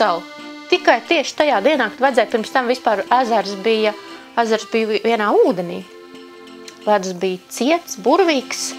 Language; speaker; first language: Latvian; native; Latvian